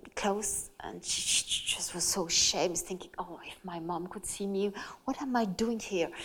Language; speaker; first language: English; non-native, fluent; French